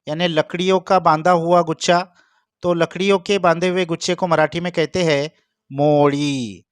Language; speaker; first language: Hindi; non-native, local second language; Marathi